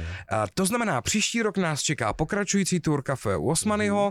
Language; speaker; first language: Czech; native; Czech